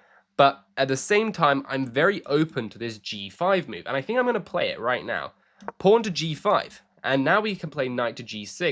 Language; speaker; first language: English; native; English